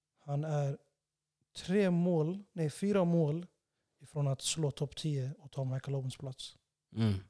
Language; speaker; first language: Swedish; early bilingual, other home language; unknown